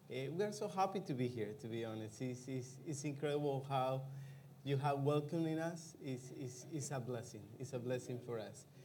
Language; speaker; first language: English; non-native, fluent; Spanish